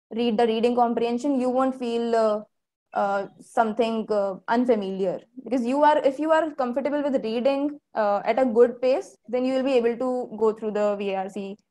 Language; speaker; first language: English; non-native, local second language; Hindi